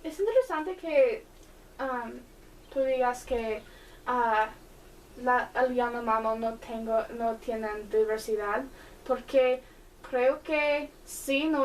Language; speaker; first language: Spanish; non-native, learner; English